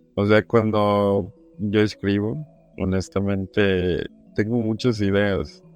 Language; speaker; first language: Spanish; early bilingual, heritage; Spanish